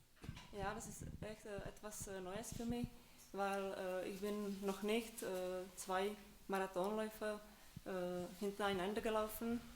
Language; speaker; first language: German; non-native, learner; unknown